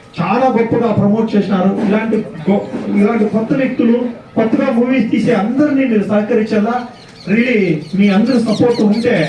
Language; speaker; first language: Telugu; native; Telugu